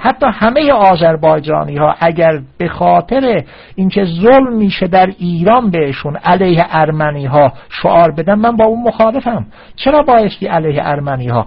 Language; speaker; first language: Persian; non-native, local second language; Azerbaijani